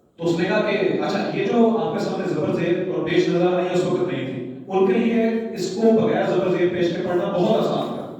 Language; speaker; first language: Urdu; non-native, local second language; Punjabi